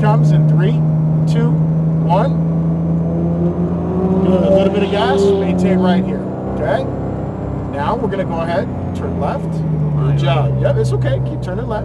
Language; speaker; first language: English; native; English